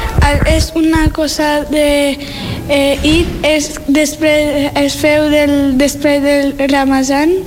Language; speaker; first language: Catalan; non-native, learner; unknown